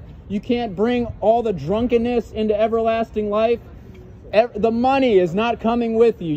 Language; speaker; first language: English; native; English